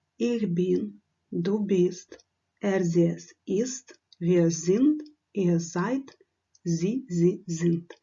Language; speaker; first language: German; non-native, fluent; Ukrainian